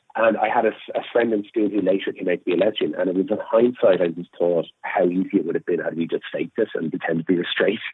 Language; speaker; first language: English; native; English